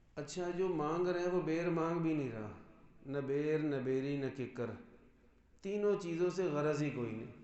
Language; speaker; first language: Urdu; non-native, local second language; Punjabi